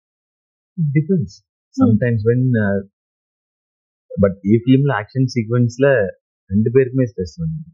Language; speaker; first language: Telugu; non-native, learner; Tamil